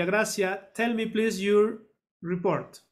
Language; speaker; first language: English; non-native, learner; Spanish